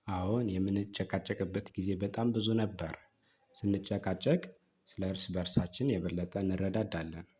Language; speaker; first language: Amharic; native; Amharic